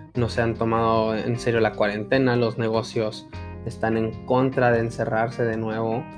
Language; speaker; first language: Spanish; early bilingual, heritage; Spanish